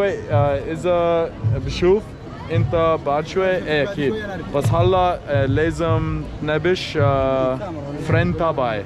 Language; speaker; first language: Arabic; non-native, learner; English